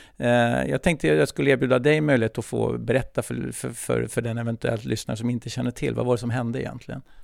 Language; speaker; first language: Swedish; native; Swedish